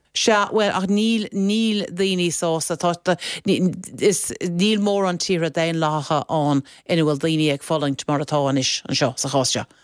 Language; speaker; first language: Irish; non-native, local second language; English